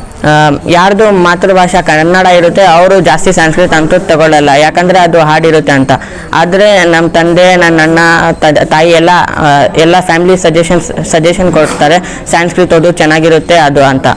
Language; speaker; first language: Kannada; non-native, local second language; Urdu